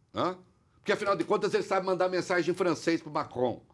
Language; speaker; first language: Portuguese; native; Portuguese